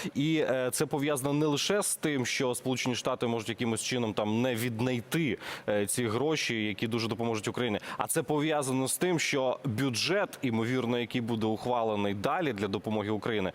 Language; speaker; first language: Ukrainian; native; Ukrainian